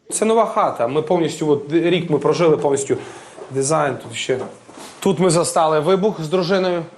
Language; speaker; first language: Ukrainian; non-native, local second language; Russian